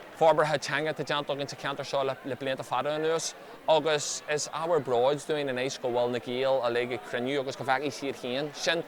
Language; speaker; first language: Irish; non-native, local second language; English